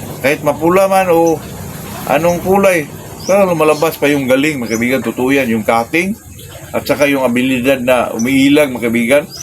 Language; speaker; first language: Filipino; non-native, local second language; Cebuano